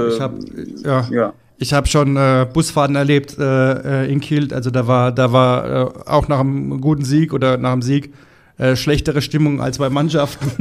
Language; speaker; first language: German; native; German